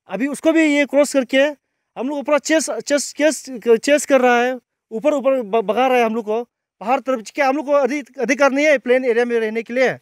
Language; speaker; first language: Hindi; non-native, local second language; Nyishi